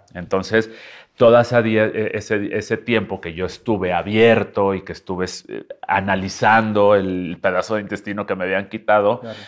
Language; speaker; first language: Spanish; native; Spanish